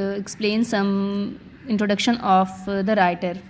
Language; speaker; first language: English; non-native, local second language; Urdu